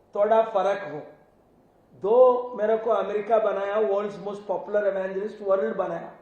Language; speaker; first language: Hindi; non-native, local second language; Telugu